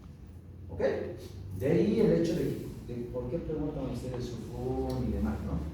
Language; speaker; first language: Spanish; native; Spanish